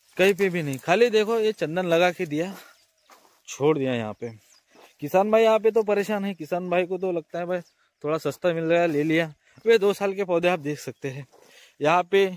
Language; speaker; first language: Hindi; non-native, local second language; Marathi